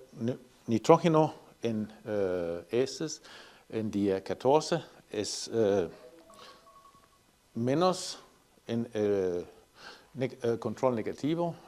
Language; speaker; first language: Spanish; non-native, fluent; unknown